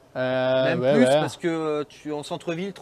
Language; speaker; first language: French; native; French